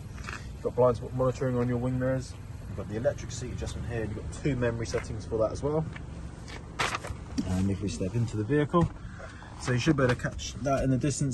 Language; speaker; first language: English; native; English